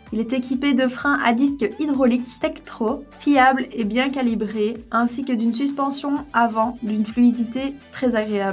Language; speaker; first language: French; native; French